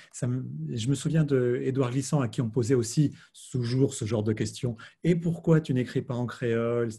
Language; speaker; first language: French; native; French